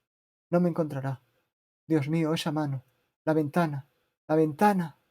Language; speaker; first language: Spanish; native; Spanish